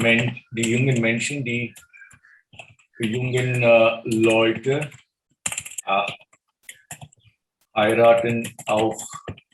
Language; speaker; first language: German; non-native, fluent; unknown